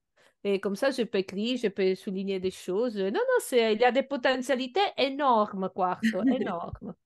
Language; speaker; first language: French; non-native, fluent; Italian